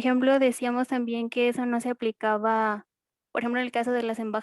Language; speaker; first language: Spanish; native; Spanish